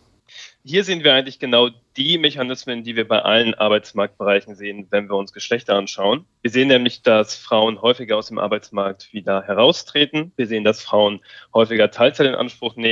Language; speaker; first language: German; native; German